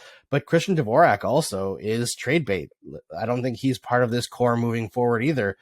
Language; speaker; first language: English; native; English